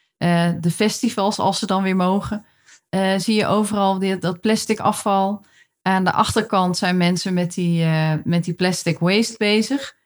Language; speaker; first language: Dutch; native; Dutch